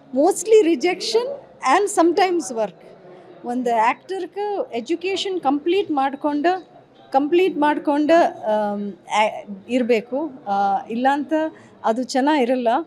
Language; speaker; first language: Kannada; early bilingual, heritage; English